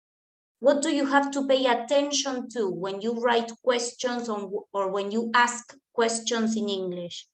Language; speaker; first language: English; non-native, fluent; Spanish